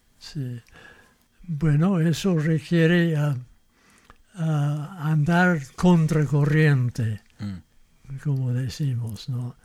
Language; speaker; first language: Spanish; non-native, fluent; English